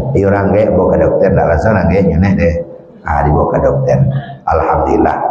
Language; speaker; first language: Malay; non-native, local second language; Minangkabau